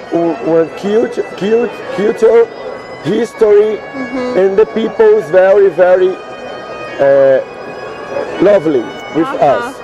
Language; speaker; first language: English; non-native, learner; Portuguese